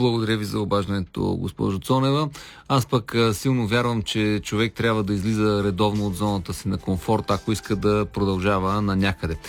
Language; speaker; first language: Bulgarian; native; Bulgarian